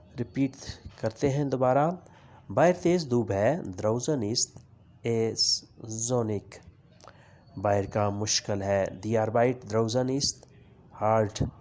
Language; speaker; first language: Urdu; non-native, local second language; Punjabi